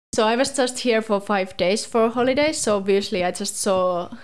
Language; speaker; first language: English; non-native, fluent; Finnish